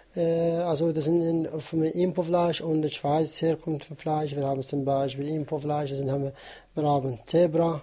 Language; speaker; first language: German; non-native, learner; Kurdish